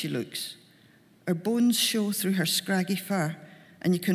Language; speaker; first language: English; native; English